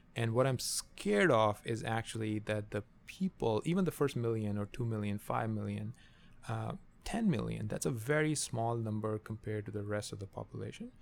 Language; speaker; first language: English; non-native, local second language; Urdu